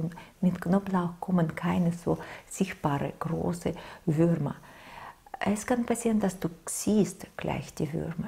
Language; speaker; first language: German; non-native, fluent; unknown